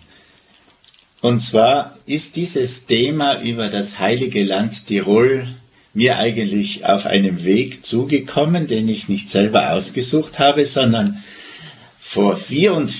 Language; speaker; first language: German; native; German